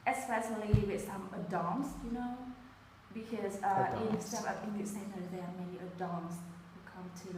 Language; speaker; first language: English; non-native, fluent; Vietnamese